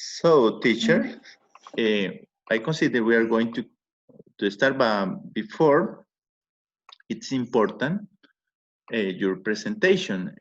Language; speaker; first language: English; non-native, learner; Spanish